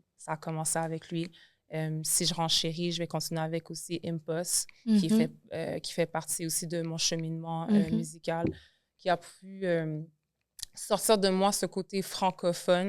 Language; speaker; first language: French; native; French